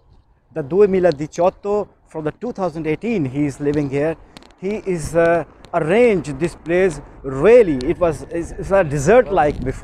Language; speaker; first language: English; non-native, learner; Urdu